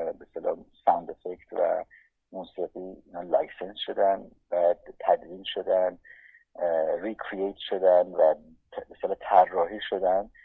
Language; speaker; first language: Persian; native; Persian